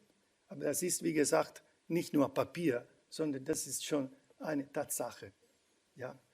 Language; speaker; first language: German; non-native, fluent; Italian